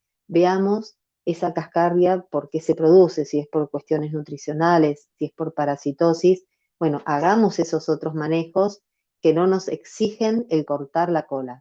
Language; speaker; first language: Spanish; native; Spanish